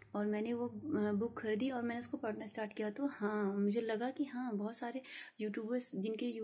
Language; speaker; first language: Hindi; native; Hindi